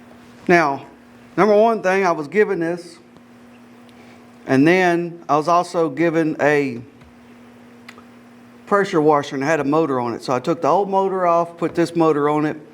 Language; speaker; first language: English; native; English